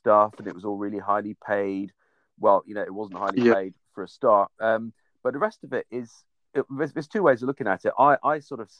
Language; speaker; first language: English; native; English